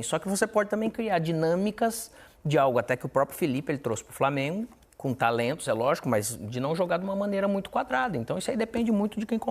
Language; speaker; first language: Portuguese; native; Portuguese